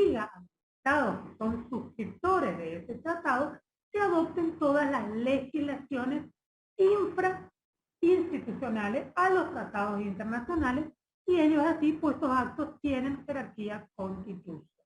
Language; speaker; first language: Spanish; native; Spanish